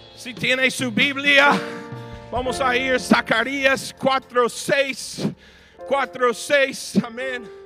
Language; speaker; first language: Spanish; non-native, fluent; English